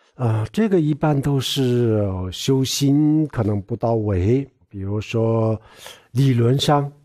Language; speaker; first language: Chinese; non-native, local second language; Tibetan